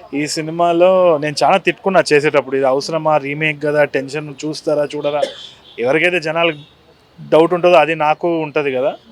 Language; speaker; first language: Telugu; native; Telugu